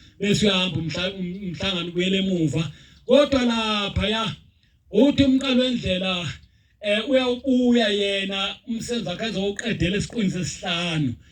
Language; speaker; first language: Zulu; native; Zulu